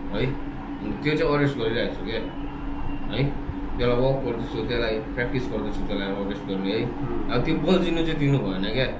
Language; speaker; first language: Nepali; native; Nepali